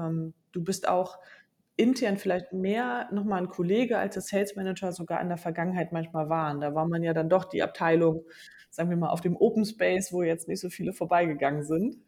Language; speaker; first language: German; native; German